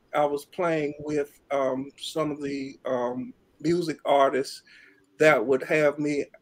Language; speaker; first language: English; native; English